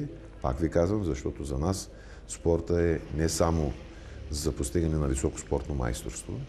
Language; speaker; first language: Bulgarian; native; Bulgarian